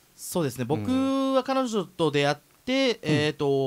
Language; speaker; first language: Japanese; native; Japanese